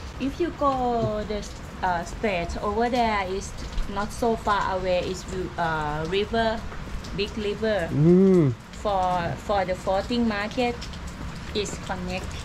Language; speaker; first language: English; non-native, learner; Thai